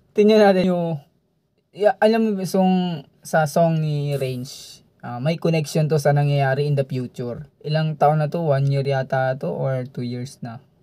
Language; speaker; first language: Filipino; non-native, local second language; Cebuano